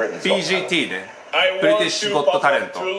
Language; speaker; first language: Japanese; native; Japanese